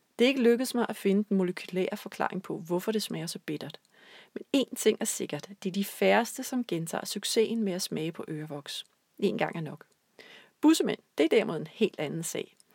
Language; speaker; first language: Danish; native; Danish